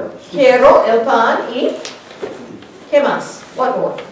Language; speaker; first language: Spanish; non-native, fluent; English